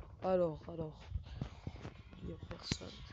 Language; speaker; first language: French; native; French